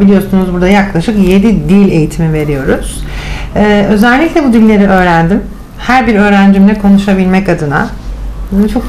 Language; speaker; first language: Turkish; native; Turkish